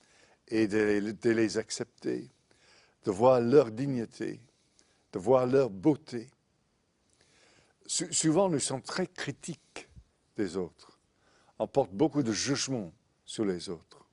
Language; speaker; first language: French; non-native, fluent; English